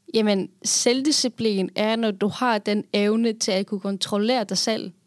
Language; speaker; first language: Danish; non-native, fluent; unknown